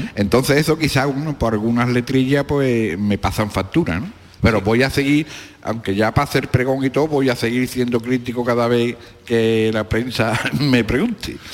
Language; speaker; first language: Spanish; native; Spanish